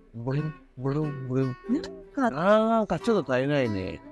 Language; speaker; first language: Japanese; non-native, learner; Spanish